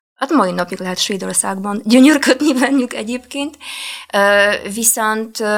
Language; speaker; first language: Hungarian; non-native, fluent; Polish